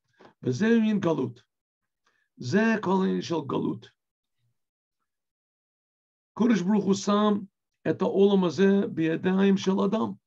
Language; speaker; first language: Hebrew; non-native, fluent; English